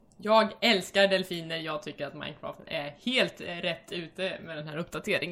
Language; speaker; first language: Swedish; native; Swedish